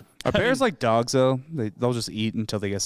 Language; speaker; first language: English; native; English